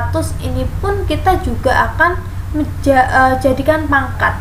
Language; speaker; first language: Indonesian; native; Indonesian